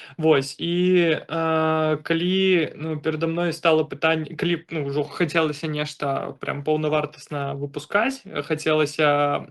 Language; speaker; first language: Belarusian; non-native, local second language; Russian